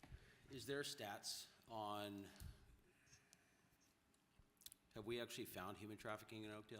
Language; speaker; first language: English; native; English